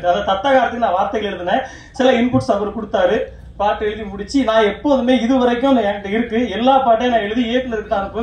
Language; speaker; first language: Tamil; native; Tamil